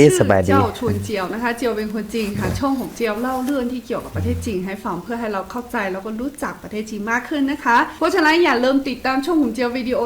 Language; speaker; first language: Thai; non-native, fluent; Chinese